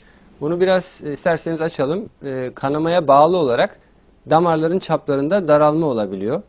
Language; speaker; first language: Turkish; native; Turkish